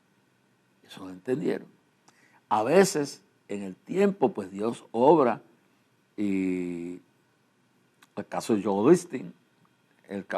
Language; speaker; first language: Spanish; native; Spanish